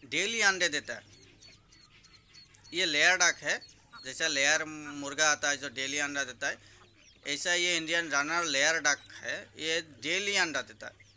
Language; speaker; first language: Hindi; non-native, local second language; Assamese